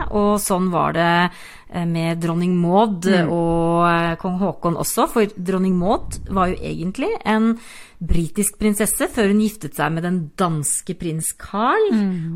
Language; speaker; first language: Norwegian; native; Norwegian